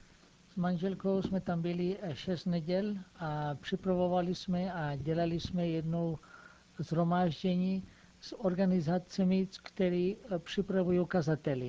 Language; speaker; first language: Czech; non-native, fluent; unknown